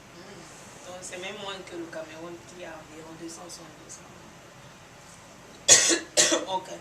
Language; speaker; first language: French; non-native, learner; English